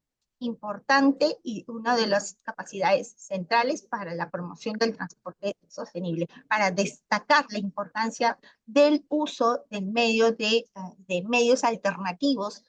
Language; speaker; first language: Spanish; native; Spanish